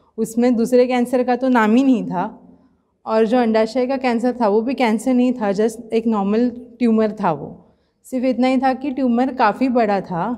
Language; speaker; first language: Hindi; non-native, local second language; Marathi